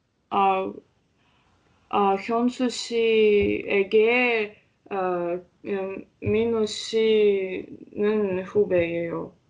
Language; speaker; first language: Korean; non-native, learner; Latvian